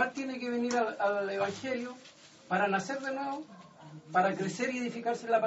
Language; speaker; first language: Spanish; native; Spanish